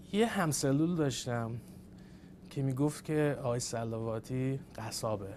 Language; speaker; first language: Persian; early bilingual, other home language; English